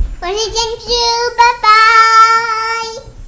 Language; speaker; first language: Chinese; early bilingual, heritage; Chinese